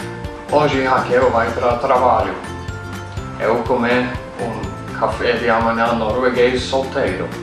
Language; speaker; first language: Portuguese; non-native, learner; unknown